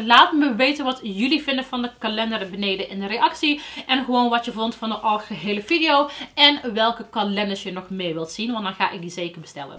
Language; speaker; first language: Dutch; native; Dutch